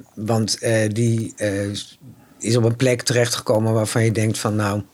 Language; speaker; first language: Dutch; native; Dutch